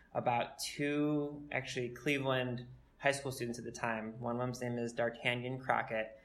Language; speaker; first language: English; native; English